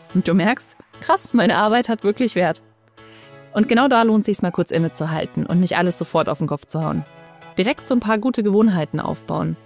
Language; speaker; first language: German; native; German